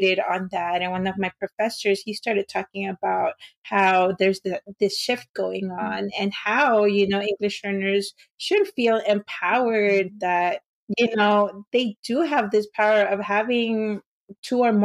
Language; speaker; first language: English; early bilingual, other home language; Spanish